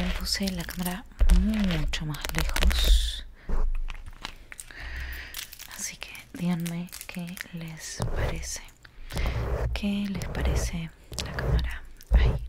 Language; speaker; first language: Spanish; native; Spanish